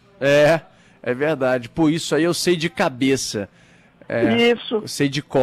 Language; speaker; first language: Portuguese; native; Portuguese